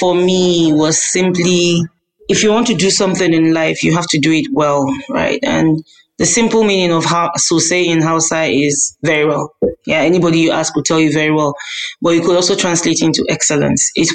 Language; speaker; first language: English; non-native, local second language; Hausa